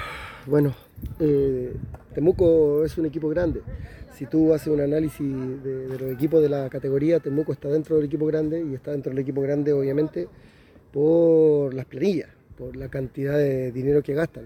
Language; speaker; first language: Spanish; native; Spanish